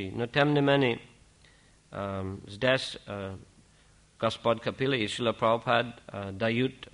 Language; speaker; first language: Russian; non-native, fluent; English